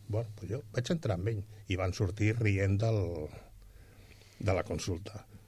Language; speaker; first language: Catalan; non-native, local second language; Spanish